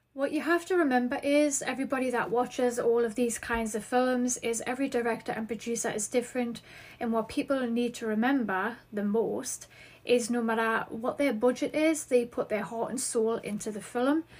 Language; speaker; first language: English; native; English